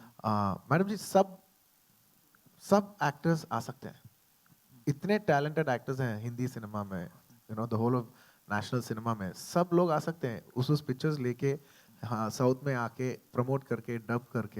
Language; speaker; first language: Hindi; non-native, local second language; Telugu